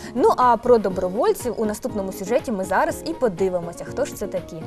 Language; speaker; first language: Ukrainian; native; Ukrainian